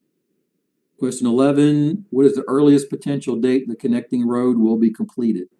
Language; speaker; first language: English; native; English